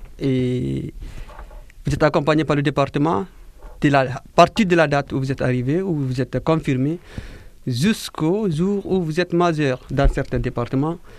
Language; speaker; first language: French; non-native, fluent; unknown